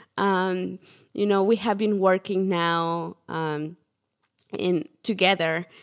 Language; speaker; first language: English; non-native, fluent; Spanish